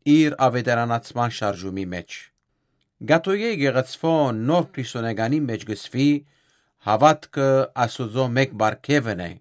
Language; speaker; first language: Armenian; native; Armenian